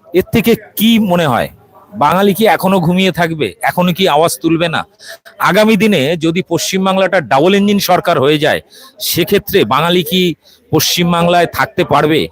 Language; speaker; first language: Bangla; native; Bangla